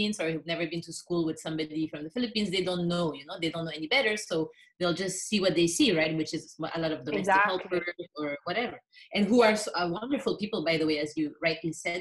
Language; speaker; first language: English; non-native, local second language; French